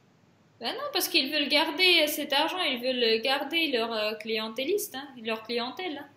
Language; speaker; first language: French; non-native, fluent; Russian